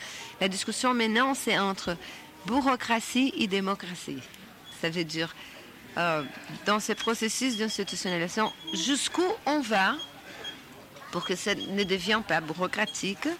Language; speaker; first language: French; non-native, fluent; Portuguese